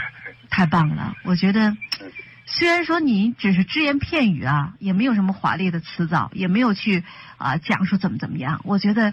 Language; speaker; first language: Chinese; native; Chinese